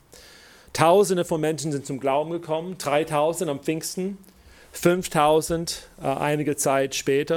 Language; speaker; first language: German; non-native, fluent; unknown